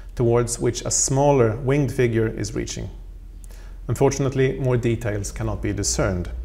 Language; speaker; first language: English; non-native, fluent; Swedish